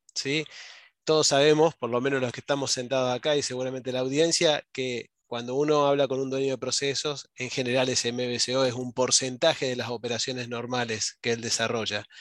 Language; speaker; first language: Spanish; native; Spanish